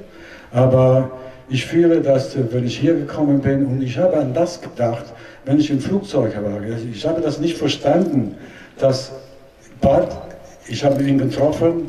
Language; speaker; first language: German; non-native, learner; Italian